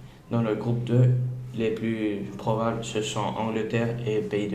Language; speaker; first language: French; non-native, learner; Spanish